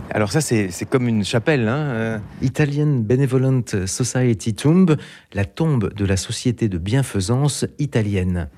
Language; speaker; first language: French; native; French